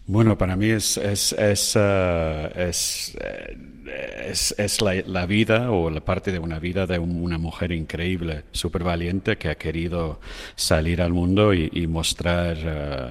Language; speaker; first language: Spanish; non-native, fluent; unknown